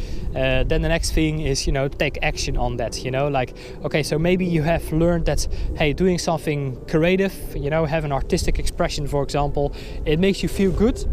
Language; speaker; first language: English; non-native, fluent; Dutch